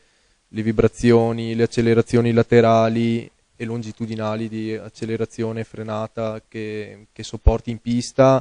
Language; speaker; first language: Italian; native; Italian